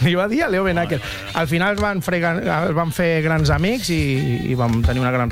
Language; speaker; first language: Catalan; native; Catalan